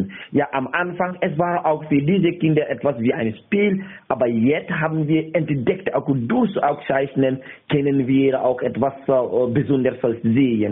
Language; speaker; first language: German; non-native, learner; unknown